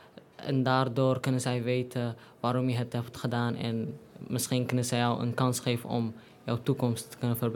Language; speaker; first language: Dutch; non-native, learner; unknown